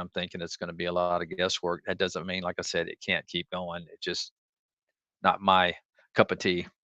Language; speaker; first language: English; native; English